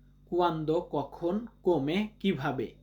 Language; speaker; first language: Italian; non-native, learner; Bangla